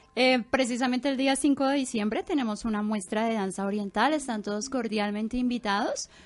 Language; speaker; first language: Spanish; native; Spanish